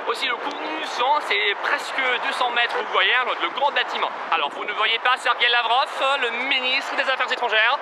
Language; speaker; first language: French; non-native, fluent; Russian